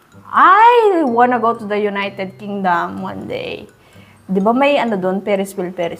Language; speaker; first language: English; non-native, local second language; Filipino